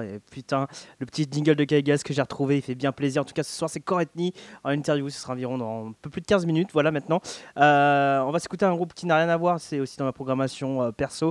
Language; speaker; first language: French; native; French